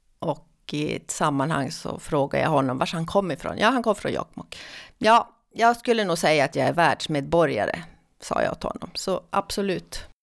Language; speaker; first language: Swedish; native; Swedish